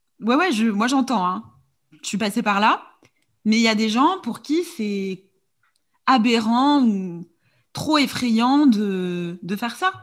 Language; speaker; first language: French; native; French